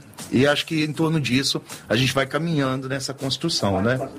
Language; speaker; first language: Portuguese; native; Portuguese